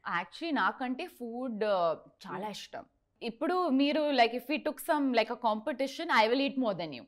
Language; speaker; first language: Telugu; non-native, learner; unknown